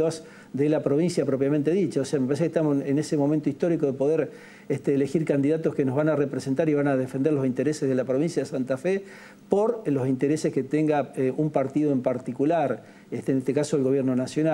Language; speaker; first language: Spanish; native; Spanish